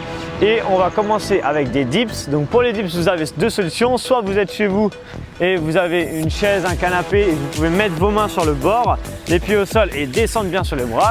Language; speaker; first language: French; native; French